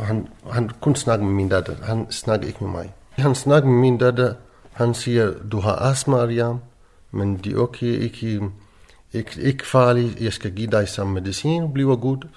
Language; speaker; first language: Danish; non-native, learner; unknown